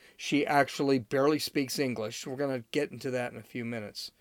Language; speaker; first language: English; native; English